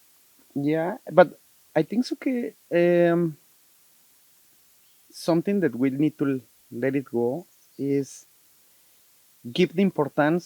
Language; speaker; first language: English; non-native, learner; Spanish